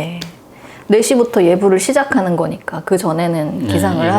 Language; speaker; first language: Korean; native; Korean